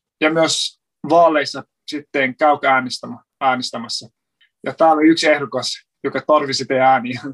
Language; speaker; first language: Finnish; non-native, fluent; Persian